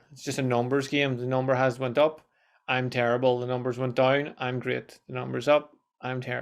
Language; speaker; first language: English; native; English